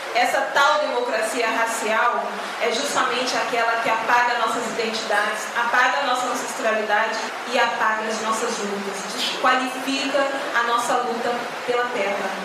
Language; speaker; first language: Portuguese; native; Portuguese